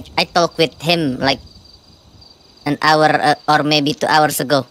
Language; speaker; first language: English; non-native, learner; Indonesian